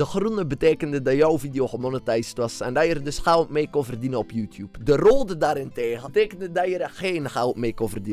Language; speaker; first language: Dutch; native; Dutch